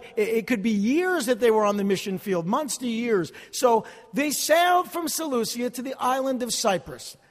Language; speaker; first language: English; early bilingual, other home language; Italian